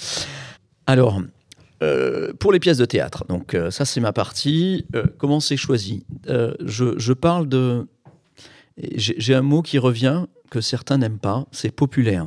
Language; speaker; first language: French; native; French